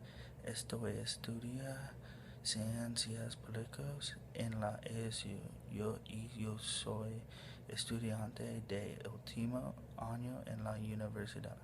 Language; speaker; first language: Spanish; non-native, learner; English